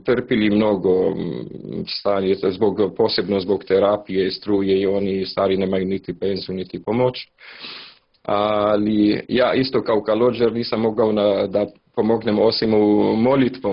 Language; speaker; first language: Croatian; non-native, learner; Arabic